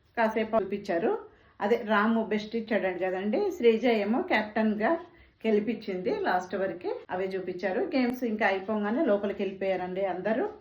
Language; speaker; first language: Telugu; non-native, local second language; Tamil